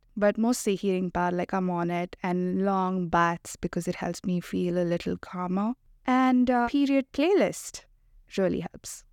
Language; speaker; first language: English; non-native, local second language; Hindi